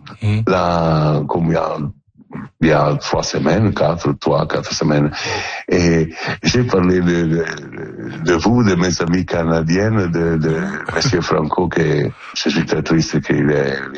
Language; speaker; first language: French; non-native, learner; Italian